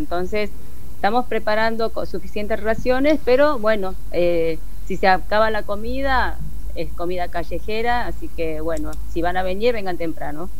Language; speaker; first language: Spanish; early bilingual, other home language; Korean